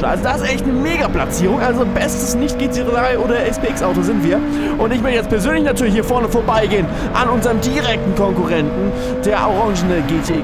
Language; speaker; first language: German; native; German